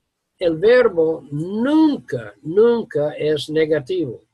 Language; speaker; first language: Spanish; non-native, learner; English